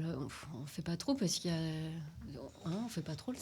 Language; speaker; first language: French; native; French